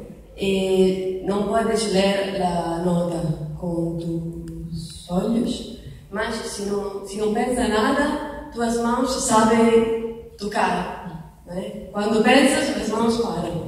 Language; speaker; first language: Portuguese; non-native, learner; Italian